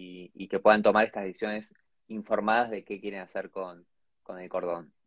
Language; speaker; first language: Spanish; native; Spanish